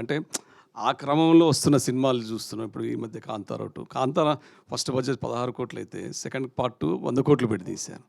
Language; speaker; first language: Telugu; native; Telugu